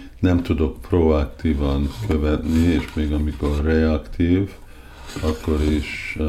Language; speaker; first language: Hungarian; early bilingual, heritage; Hungarian